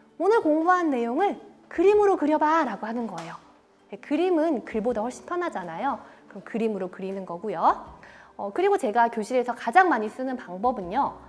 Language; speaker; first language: Korean; native; Korean